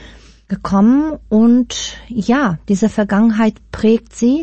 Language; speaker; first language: German; early bilingual, other home language; Polish